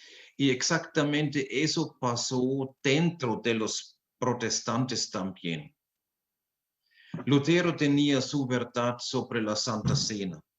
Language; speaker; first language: Spanish; non-native, fluent; German